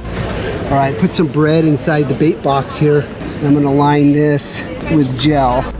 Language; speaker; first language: English; native; English